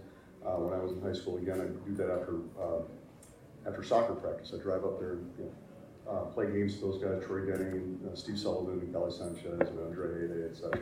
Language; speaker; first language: English; native; English